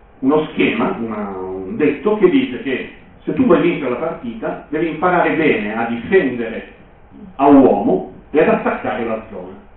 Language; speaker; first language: Italian; native; Italian